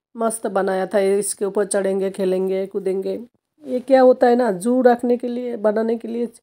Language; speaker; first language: Hindi; non-native, local second language; Bangla